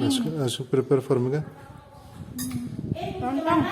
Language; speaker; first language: Indonesian; non-native, learner; Turkish